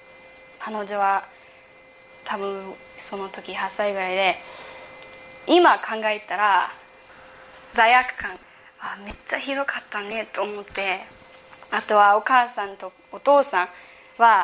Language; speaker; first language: Japanese; early bilingual, heritage; English